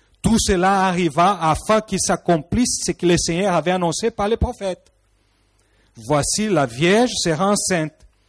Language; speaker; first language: French; non-native, fluent; Portuguese